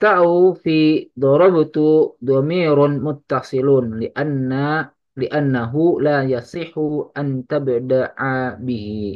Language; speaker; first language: Arabic; non-native, learner; Indonesian